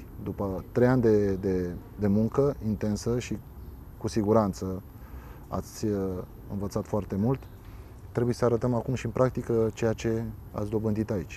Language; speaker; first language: Romanian; native; Romanian